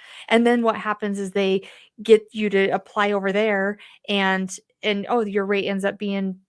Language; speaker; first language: English; native; English